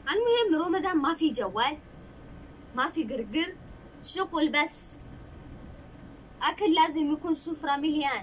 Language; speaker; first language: Arabic; non-native, learner; Amharic